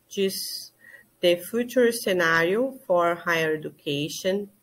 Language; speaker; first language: English; non-native, learner; Portuguese